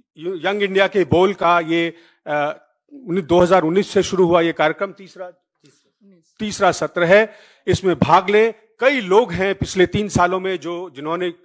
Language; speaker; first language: Hindi; native; Hindi